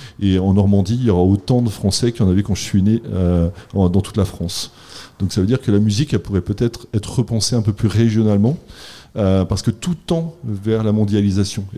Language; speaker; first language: French; native; French